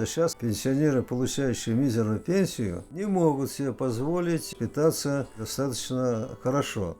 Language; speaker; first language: Russian; native; Russian